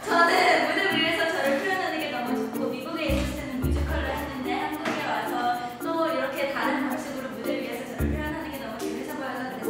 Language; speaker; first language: Korean; non-native, fluent; English